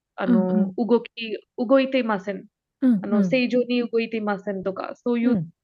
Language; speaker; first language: Japanese; non-native, learner; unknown